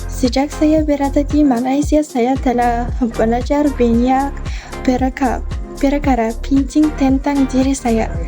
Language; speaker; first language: Malay; non-native, learner; Uzbek